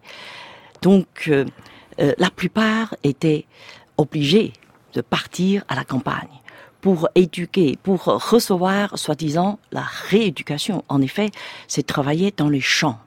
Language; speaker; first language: French; non-native, fluent; Chinese